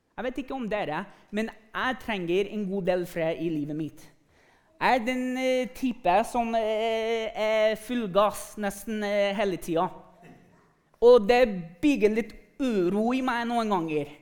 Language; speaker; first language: Norwegian; non-native, fluent; English